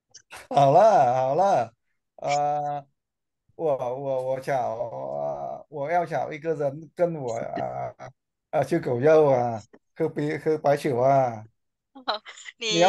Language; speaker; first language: Chinese; non-native, learner; Vietnamese